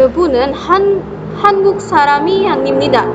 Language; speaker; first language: Korean; non-native, fluent; Indonesian